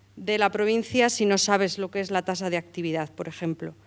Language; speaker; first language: Spanish; native; Spanish